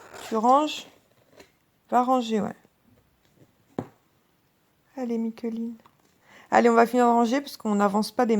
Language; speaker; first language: French; native; French